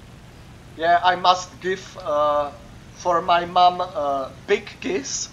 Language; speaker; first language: English; non-native, learner; Czech